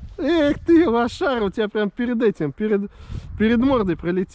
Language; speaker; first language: Russian; native; Russian